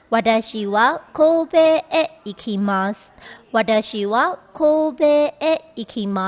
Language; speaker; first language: Japanese; non-native, fluent; Burmese